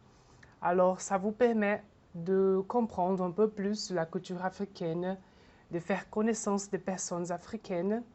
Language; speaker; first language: French; non-native, fluent; Portuguese